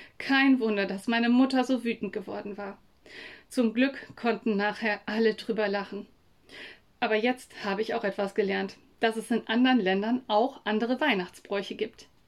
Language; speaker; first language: German; native; German